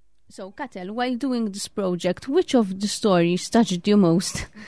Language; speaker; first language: English; non-native, local second language; Maltese